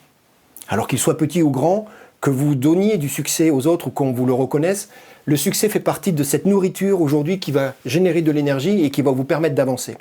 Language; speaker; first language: French; native; French